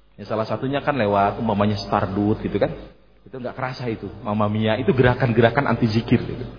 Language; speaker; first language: Indonesian; native; Indonesian